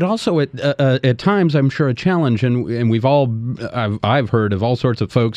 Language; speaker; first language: English; native; English